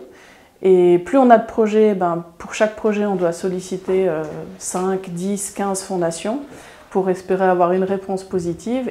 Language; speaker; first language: French; native; French